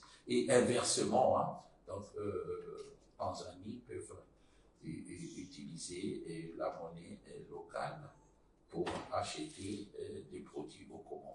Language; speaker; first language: French; non-native, local second language; Comorian